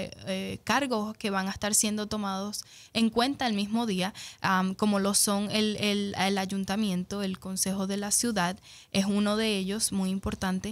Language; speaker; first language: Spanish; native; Spanish